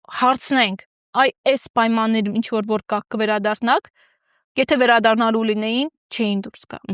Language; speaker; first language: Armenian; native; Armenian